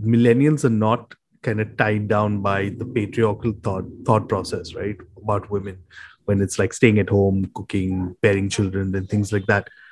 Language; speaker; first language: English; non-native, local second language; Hindi